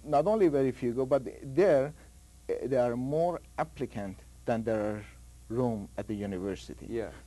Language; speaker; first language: English; non-native, fluent; Persian